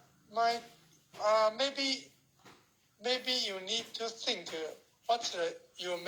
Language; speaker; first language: English; non-native, learner; Chinese